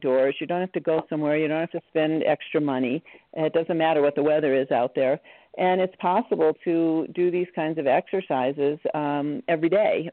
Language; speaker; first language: English; native; English